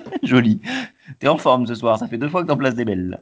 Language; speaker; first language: French; native; French